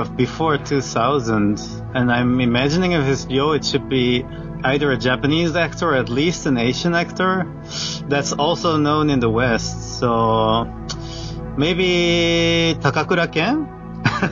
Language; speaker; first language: English; non-native, fluent; Dutch